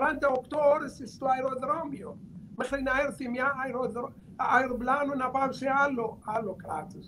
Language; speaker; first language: Greek; non-native, learner; Arabic